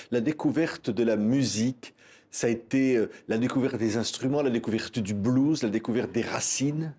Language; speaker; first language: French; native; French